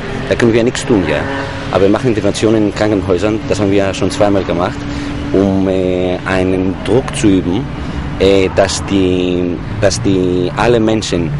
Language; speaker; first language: German; non-native, fluent; Greek